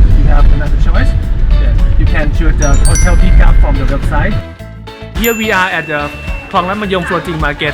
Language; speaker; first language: English; non-native, learner; Thai